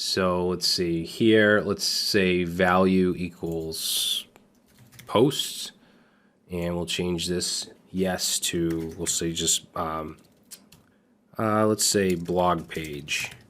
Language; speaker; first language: English; native; English